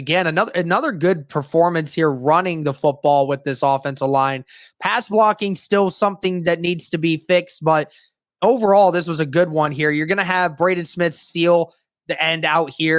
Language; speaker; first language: English; native; English